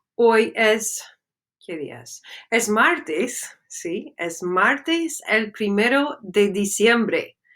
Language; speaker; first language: Spanish; non-native, fluent; English